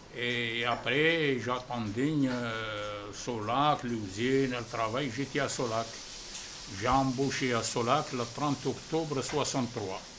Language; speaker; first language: French; non-native, fluent; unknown